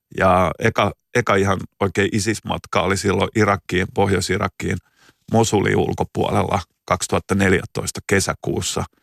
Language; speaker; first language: Finnish; native; Finnish